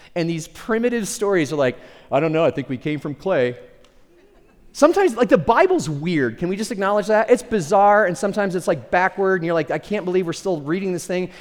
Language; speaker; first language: English; early bilingual, other home language; Spanish